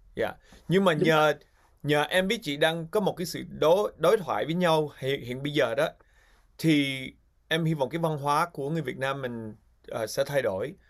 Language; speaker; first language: Vietnamese; early bilingual, heritage; Vietnamese